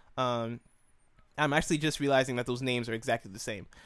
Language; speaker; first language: English; native; English